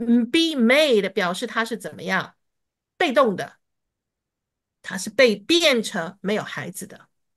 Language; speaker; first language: Chinese; native; Chinese